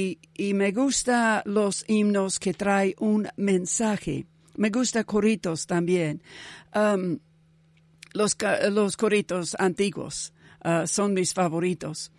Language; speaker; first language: Spanish; non-native, fluent; English